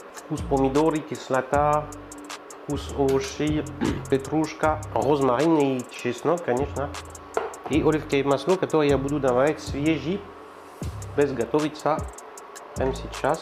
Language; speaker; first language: Russian; non-native, learner; French